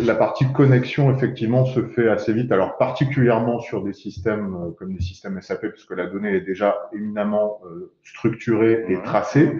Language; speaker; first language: French; native; French